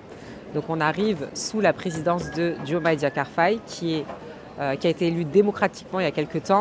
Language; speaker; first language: French; native; French